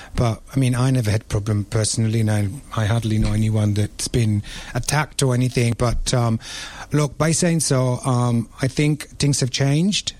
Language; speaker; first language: English; non-native, fluent; Italian